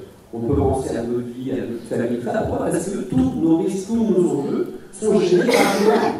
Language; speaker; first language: French; native; French